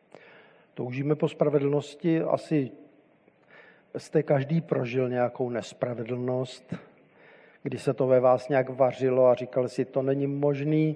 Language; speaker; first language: Czech; native; Czech